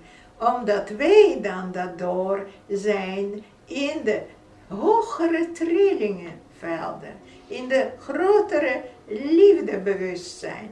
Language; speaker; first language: Dutch; non-native, fluent; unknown